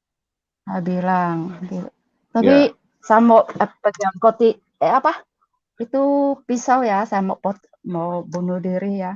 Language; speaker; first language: Indonesian; non-native, learner; Cantonese